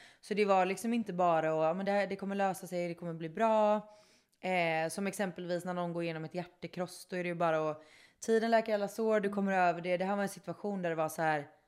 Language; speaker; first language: Swedish; native; Swedish